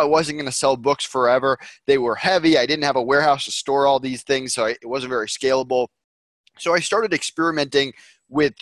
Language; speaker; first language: English; native; English